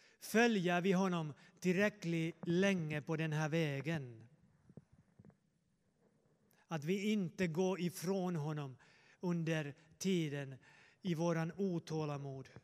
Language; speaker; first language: Swedish; non-native, fluent; Finnish